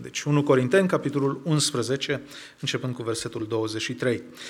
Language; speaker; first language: Romanian; native; Romanian